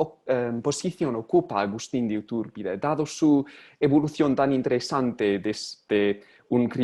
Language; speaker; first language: Spanish; non-native, fluent; English